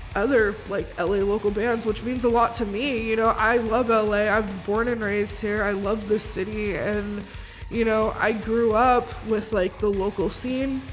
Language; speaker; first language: English; native; English